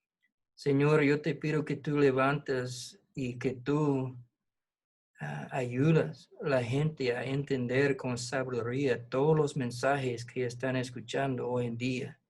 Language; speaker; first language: Spanish; non-native, fluent; English